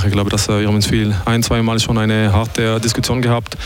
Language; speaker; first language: German; non-native, local second language; French